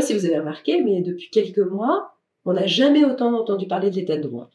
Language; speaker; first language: French; native; French